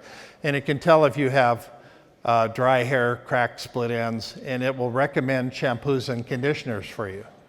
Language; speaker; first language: English; native; English